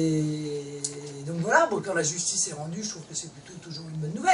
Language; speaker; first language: French; native; French